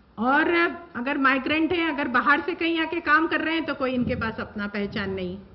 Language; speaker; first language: Hindi; native; Hindi